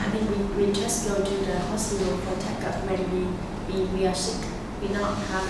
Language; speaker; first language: English; non-native, fluent; Vietnamese